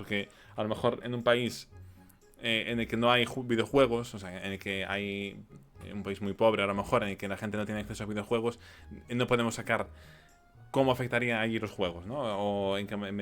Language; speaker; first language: Spanish; native; Spanish